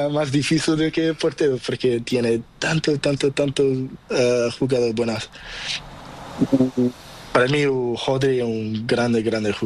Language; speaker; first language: Spanish; non-native, learner; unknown